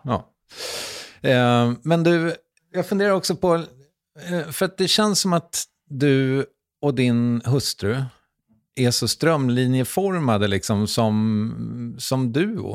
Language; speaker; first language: Swedish; native; Swedish